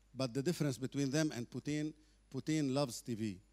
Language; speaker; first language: English; non-native, fluent; Arabic